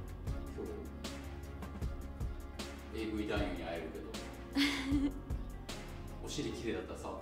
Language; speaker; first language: Japanese; native; Japanese